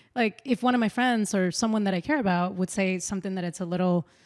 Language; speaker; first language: English; non-native, fluent; Spanish